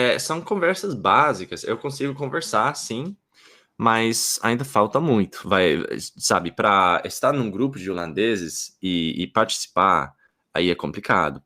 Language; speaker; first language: Portuguese; non-native, fluent; English